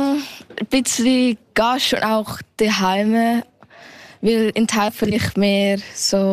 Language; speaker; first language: German; early bilingual, heritage; German